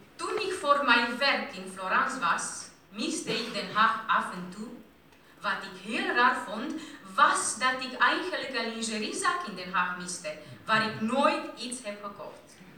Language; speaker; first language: Dutch; non-native, fluent; Romanian